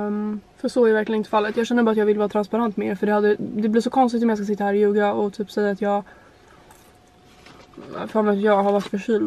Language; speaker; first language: Swedish; native; Swedish